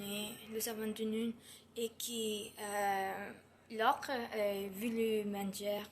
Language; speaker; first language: French; non-native, learner; Spanish